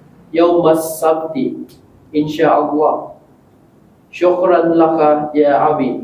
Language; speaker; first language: Arabic; non-native, learner; Filipino